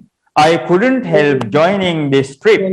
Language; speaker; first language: English; non-native, local second language; Sinhala